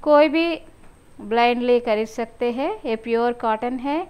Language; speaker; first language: Hindi; non-native, local second language; Telugu